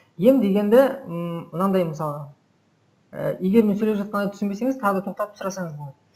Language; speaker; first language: Kazakh; native; Kazakh